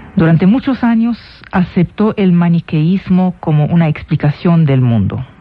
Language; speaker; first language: Spanish; non-native, fluent; Arabic